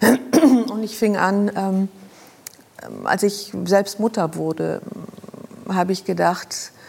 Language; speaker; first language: German; non-native, local second language; Luxembourgish